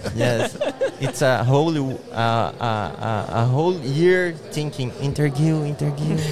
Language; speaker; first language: English; non-native, learner; Portuguese